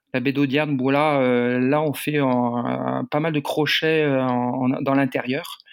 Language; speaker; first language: French; native; French